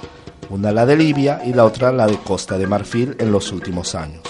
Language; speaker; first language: Spanish; native; Spanish